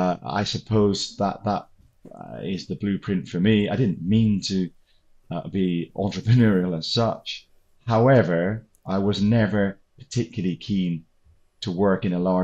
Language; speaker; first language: English; native; English